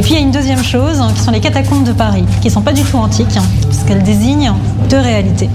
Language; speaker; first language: French; native; French